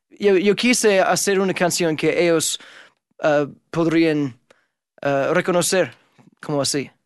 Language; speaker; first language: Spanish; non-native, fluent; English